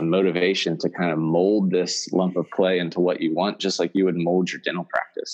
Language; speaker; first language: English; native; English